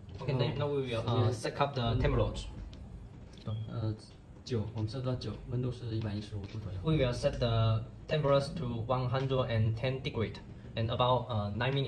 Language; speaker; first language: English; non-native, learner; Chinese